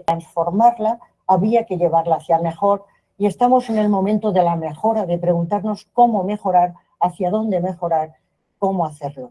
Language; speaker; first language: Spanish; native; Spanish